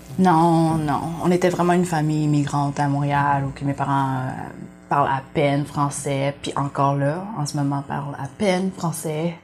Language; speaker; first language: French; early bilingual, other home language; Vietnamese